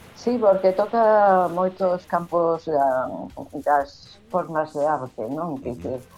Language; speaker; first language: Galician; non-native, local second language; Spanish